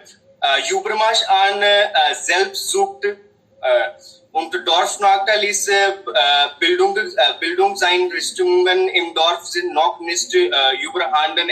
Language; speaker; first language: German; non-native, learner; Hindi